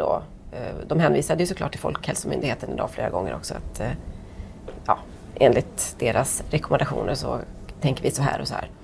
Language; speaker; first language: Swedish; native; Swedish